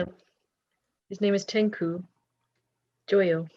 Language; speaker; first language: English; native; English